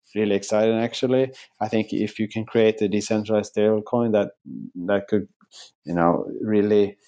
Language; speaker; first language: English; non-native, fluent; Swedish